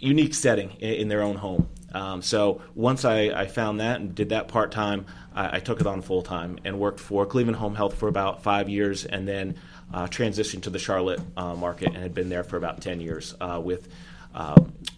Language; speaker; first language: English; native; English